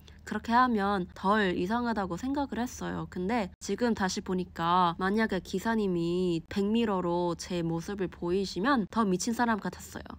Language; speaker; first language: Korean; non-native, fluent; English